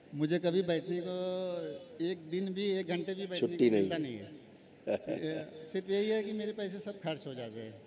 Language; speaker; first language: Hindi; native; Hindi